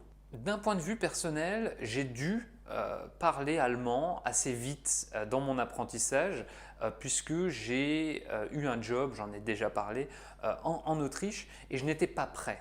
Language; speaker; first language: French; native; French